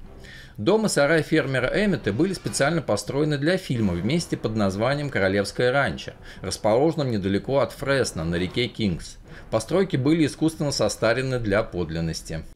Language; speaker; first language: Russian; native; Russian